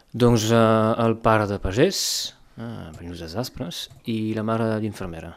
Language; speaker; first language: Catalan; non-native, local second language; French